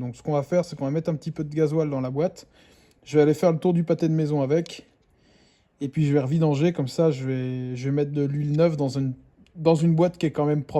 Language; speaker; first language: French; native; French